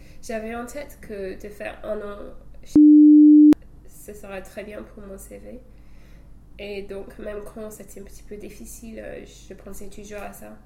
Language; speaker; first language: French; non-native, fluent; English